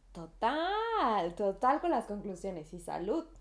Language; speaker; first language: Spanish; native; Spanish